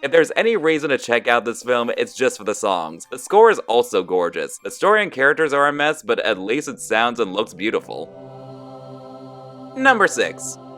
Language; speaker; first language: English; native; English